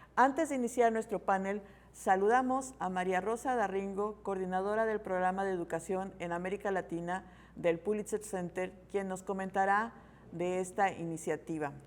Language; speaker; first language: Spanish; native; Spanish